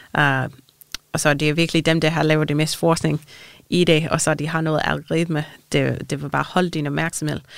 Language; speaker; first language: Danish; non-native, fluent; English